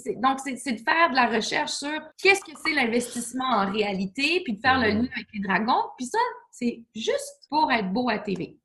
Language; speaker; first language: French; native; French